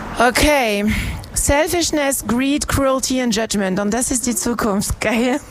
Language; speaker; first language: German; non-native, fluent; French